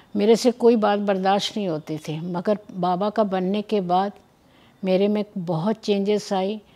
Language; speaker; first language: Hindi; native; Hindi